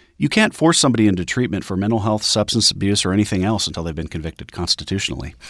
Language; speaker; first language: English; native; English